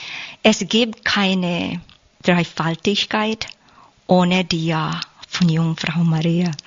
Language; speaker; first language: German; non-native, learner; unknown